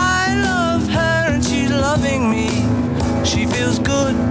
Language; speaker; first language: Dutch; native; Dutch